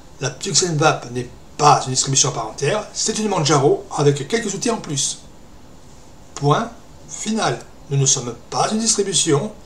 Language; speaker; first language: French; native; French